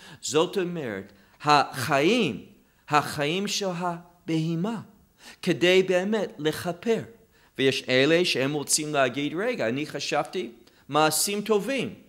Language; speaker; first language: Hebrew; non-native, fluent; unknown